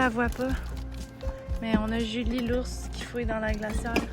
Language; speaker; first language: French; native; French